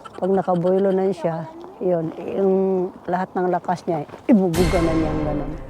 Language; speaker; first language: Filipino; non-native, local second language; Cebuano